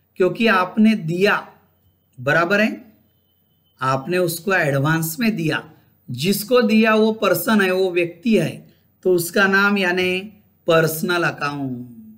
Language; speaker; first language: Hindi; non-native, local second language; Marathi